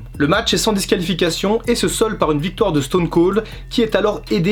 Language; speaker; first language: French; native; French